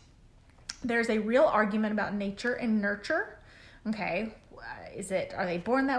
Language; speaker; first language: English; native; English